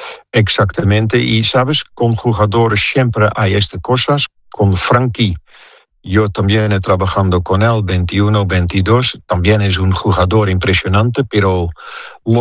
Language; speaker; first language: Spanish; non-native, fluent; Dutch